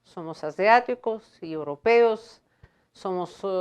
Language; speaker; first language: Spanish; non-native, fluent; Russian